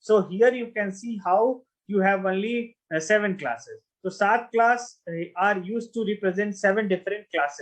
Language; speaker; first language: English; non-native, local second language; Hindi